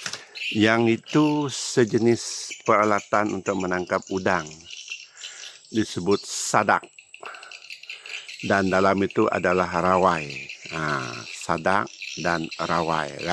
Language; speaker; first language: Malay; native; Malay